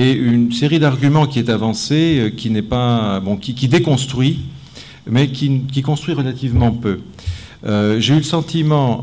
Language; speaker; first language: French; native; French